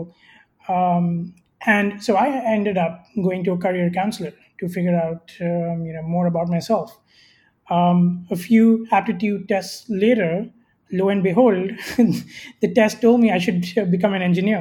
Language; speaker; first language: English; non-native, local second language; Hindi